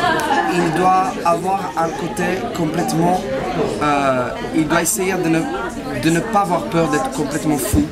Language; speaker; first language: French; non-native, fluent; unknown